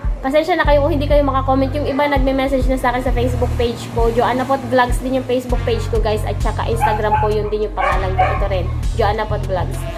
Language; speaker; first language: Filipino; non-native, local second language; Bikol